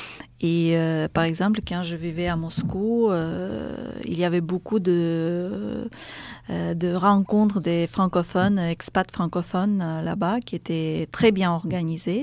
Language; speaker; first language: French; non-native, fluent; Russian